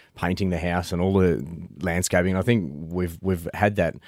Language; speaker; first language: English; native; English